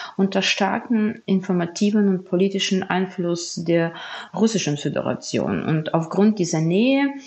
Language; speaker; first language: German; non-native, fluent; Ukrainian